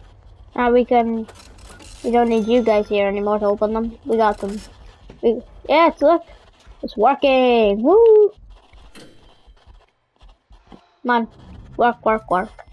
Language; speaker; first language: English; native; English